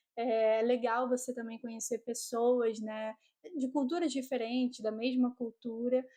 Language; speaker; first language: Portuguese; native; Portuguese